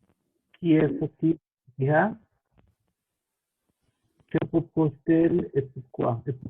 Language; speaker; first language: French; non-native, learner; Spanish